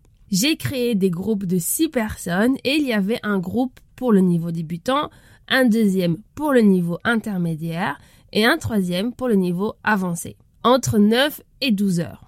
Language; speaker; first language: French; native; French